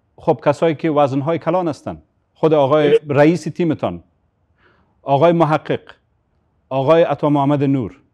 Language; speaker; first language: Persian; native; Persian